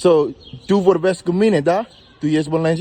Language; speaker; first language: Romanian; non-native, learner; English